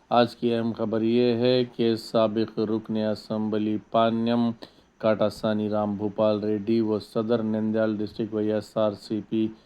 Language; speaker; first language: Urdu; native; Urdu